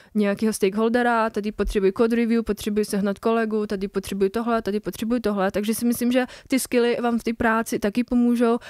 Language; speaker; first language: Czech; non-native, fluent; Bosnian